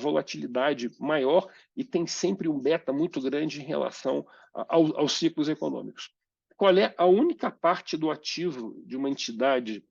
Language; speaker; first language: Portuguese; native; Portuguese